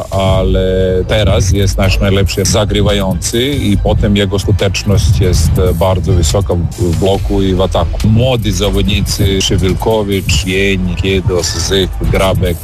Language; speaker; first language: Polish; non-native, fluent; Serbian